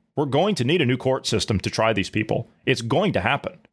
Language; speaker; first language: English; native; English